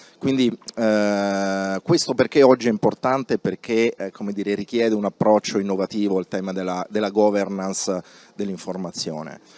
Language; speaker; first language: Italian; native; Italian